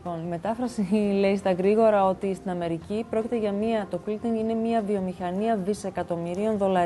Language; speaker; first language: Greek; native; Greek